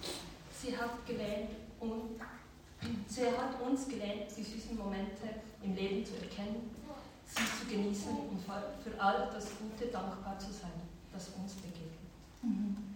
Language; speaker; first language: German; early bilingual, other home language; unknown